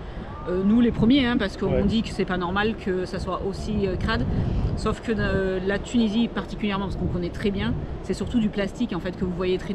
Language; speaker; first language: French; native; French